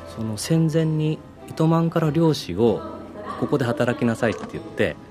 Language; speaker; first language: Japanese; native; Japanese